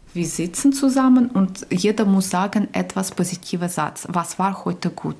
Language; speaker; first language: German; non-native, learner; Ukrainian